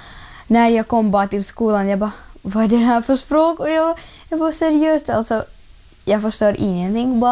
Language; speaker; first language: Swedish; non-native, learner; Russian